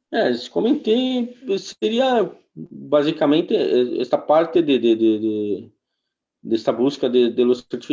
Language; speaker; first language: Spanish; non-native, fluent; Portuguese